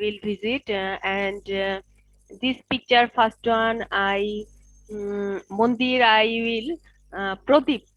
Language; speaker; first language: English; non-native, local second language; Bangla